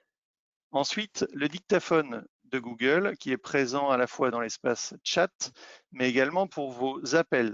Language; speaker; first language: French; native; French